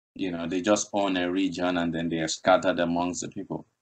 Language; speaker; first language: English; non-native, local second language; Igbo